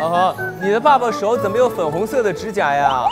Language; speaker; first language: Chinese; native; Chinese